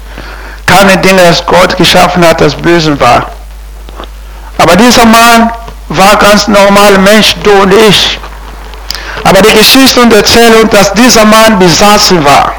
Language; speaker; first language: German; non-native, fluent; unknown